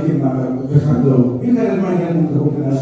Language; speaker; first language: Dutch; non-native, learner; Lingala